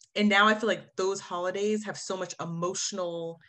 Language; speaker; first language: English; native; English